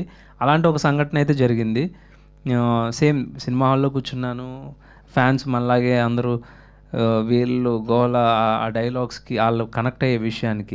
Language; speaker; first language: Telugu; native; Telugu